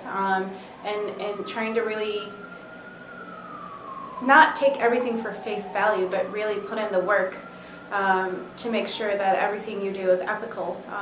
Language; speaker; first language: English; native; English